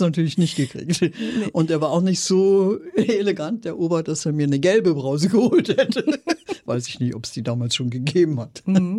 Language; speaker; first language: German; native; German